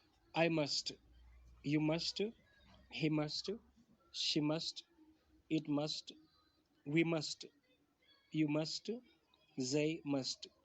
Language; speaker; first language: English; non-native, fluent; Wolof